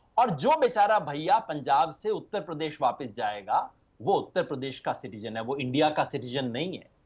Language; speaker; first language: Hindi; native; Hindi